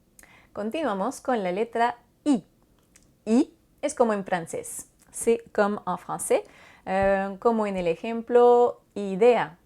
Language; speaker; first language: Spanish; non-native, fluent; French